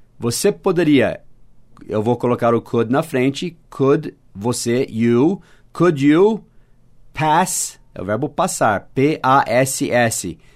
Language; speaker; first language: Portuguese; non-native, fluent; English